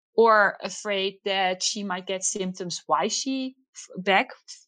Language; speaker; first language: English; non-native, fluent; Dutch